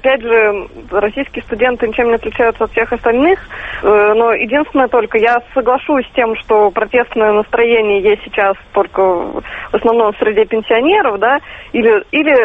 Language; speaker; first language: Russian; native; Russian